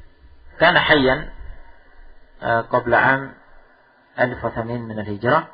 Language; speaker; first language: Arabic; non-native, fluent; Indonesian